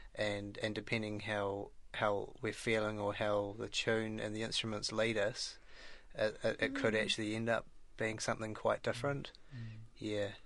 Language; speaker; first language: English; native; English